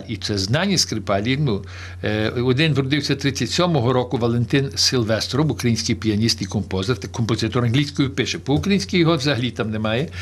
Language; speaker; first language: Ukrainian; early bilingual, heritage; Ukrainian